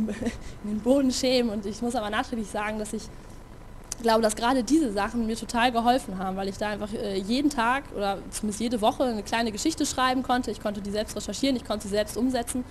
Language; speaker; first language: German; native; German